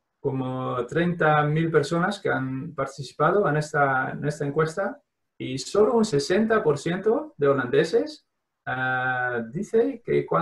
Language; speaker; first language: Spanish; non-native, fluent; Dutch